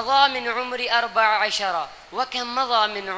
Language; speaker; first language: Arabic; non-native, learner; Urdu